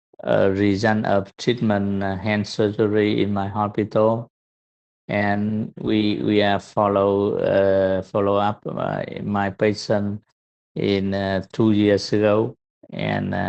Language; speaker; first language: English; non-native, learner; Vietnamese